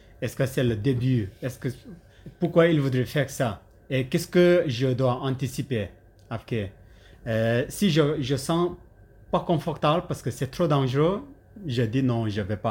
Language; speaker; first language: French; non-native, learner; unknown